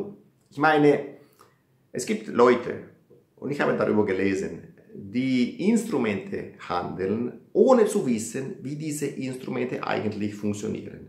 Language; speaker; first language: German; non-native, fluent; Italian